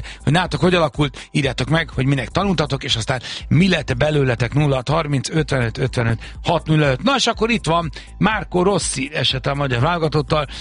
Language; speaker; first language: Hungarian; native; Hungarian